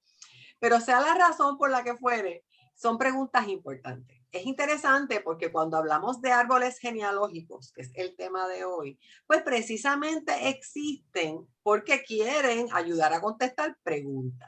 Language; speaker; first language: Spanish; native; Spanish